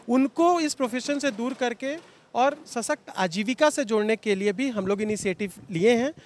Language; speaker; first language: Hindi; native; Hindi